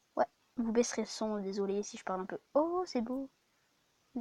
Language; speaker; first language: French; native; French